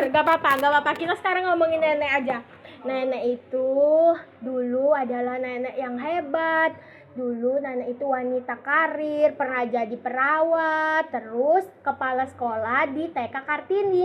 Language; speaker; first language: Indonesian; native; Indonesian